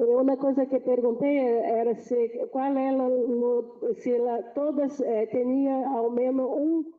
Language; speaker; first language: Portuguese; non-native, fluent; Spanish